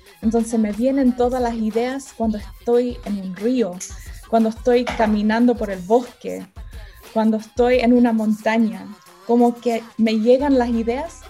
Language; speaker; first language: Spanish; early bilingual, heritage; Spanish